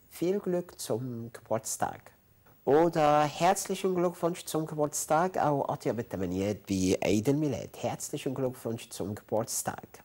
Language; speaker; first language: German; non-native, fluent; Arabic